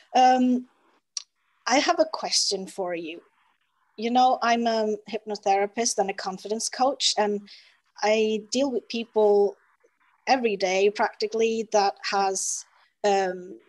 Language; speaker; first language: English; non-native, fluent; Norwegian